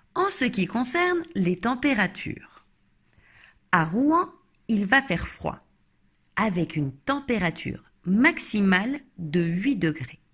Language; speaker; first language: French; native; French